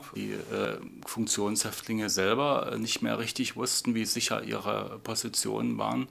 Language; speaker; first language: German; native; German